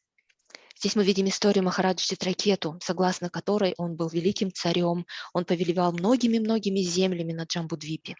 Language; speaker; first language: Russian; native; Russian